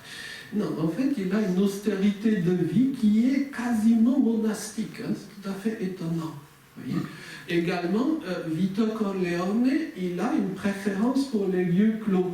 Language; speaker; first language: French; native; French